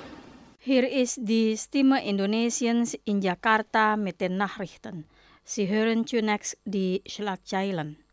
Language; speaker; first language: German; non-native, fluent; Indonesian